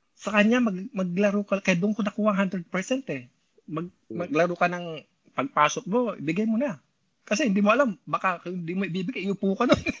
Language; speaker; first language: Filipino; non-native, local second language; Pangasinan